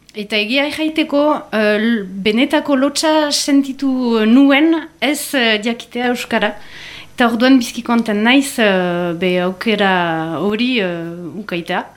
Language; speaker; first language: Basque; non-native, local second language; French